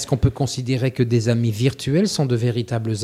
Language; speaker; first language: French; native; French